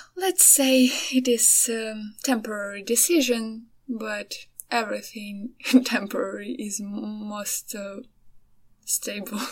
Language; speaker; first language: English; non-native, fluent; Ukrainian